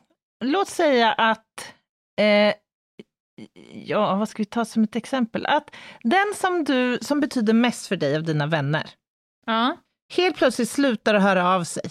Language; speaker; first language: Swedish; native; Swedish